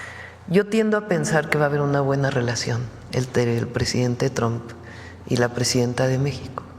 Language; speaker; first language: Spanish; native; Spanish